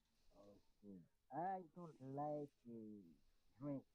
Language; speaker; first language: English; non-native, learner; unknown